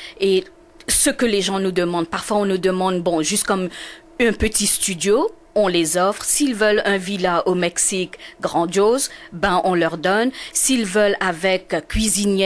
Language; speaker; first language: French; non-native, local second language; Morisyen